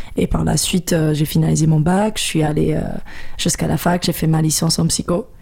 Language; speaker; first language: French; non-native, fluent; Portuguese